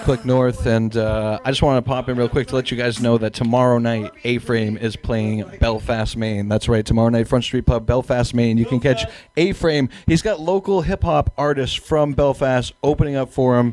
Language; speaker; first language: English; native; English